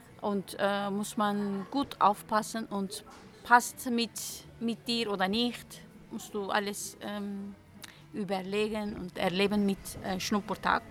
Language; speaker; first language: German; non-native, learner; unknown